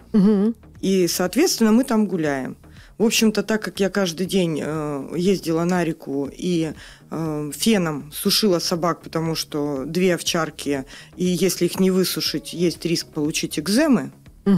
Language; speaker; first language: Russian; native; Russian